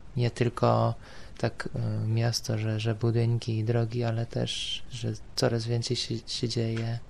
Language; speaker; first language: Polish; non-native, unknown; Dutch